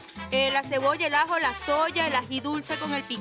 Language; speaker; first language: Spanish; native; Spanish